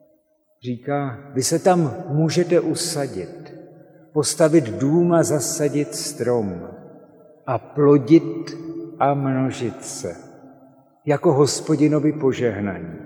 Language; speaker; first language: Czech; native; Czech